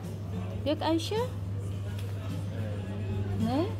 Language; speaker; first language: Dutch; non-native, learner; Filipino